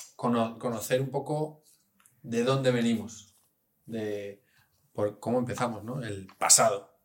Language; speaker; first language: Spanish; early bilingual, other home language; English